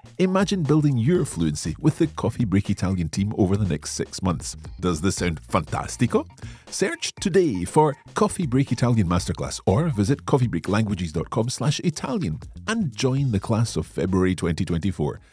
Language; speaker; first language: English; native; English